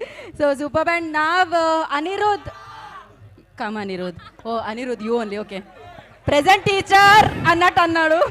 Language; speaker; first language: Telugu; native; Telugu